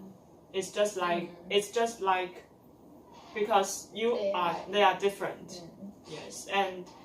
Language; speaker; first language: English; non-native, learner; Chinese